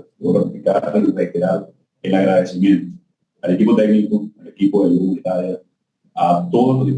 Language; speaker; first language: Spanish; native; Spanish